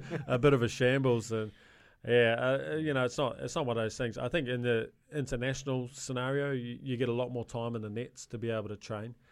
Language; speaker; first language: English; native; English